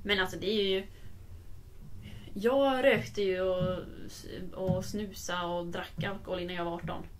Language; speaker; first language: Swedish; native; Swedish